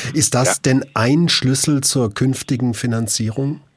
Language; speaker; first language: German; native; German